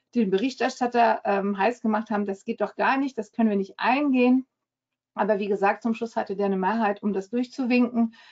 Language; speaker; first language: German; early bilingual, heritage; German